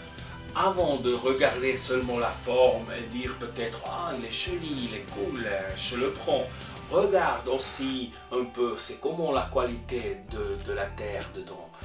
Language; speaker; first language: French; non-native, local second language; German